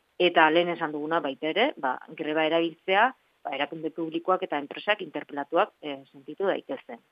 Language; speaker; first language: Basque; native; Basque